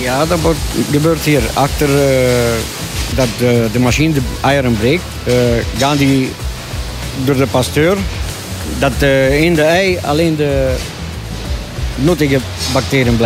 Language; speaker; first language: Dutch; non-native, learner; Romanian